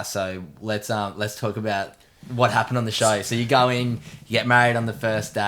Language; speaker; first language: English; native; English